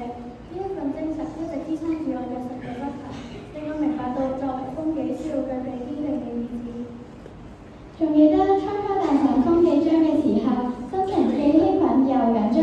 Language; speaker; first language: Cantonese; native; Cantonese